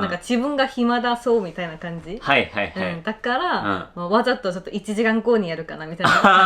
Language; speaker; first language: Japanese; non-native, fluent; Korean